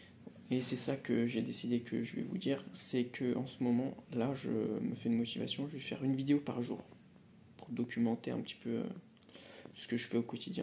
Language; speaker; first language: French; native; French